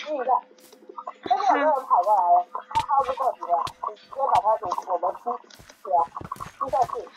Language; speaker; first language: Chinese; native; Chinese